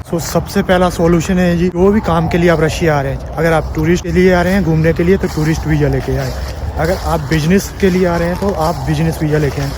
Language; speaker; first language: Hindi; non-native, local second language; Punjabi